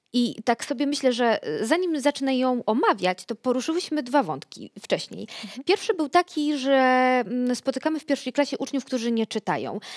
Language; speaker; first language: Polish; native; Polish